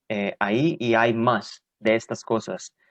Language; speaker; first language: Spanish; non-native, learner; Hebrew